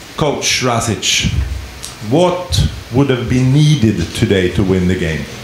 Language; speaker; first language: English; non-native, fluent; Swedish